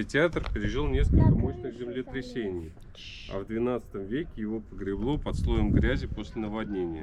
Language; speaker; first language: Russian; native; Russian